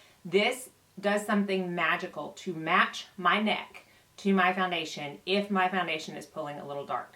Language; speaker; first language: English; native; English